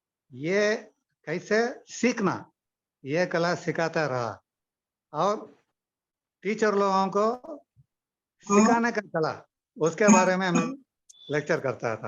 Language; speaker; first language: Hindi; non-native, local second language; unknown